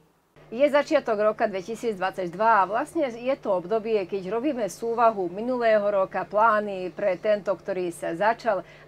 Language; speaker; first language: Slovak; native; Slovak